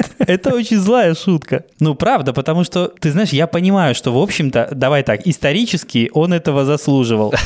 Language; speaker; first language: Russian; native; Russian